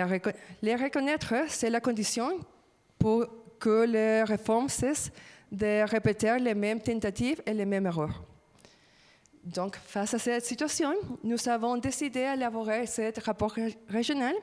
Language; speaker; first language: French; non-native, fluent; Spanish